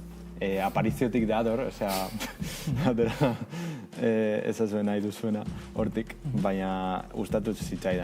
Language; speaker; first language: Basque; non-native, local second language; Spanish